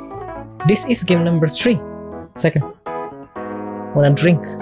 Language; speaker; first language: English; non-native, learner; Indonesian